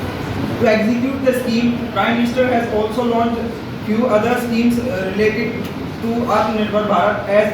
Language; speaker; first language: English; non-native, local second language; Hindi